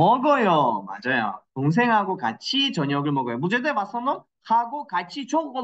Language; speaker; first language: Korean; non-native, fluent; Kyrgyz